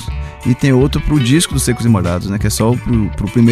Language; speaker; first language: Portuguese; native; Portuguese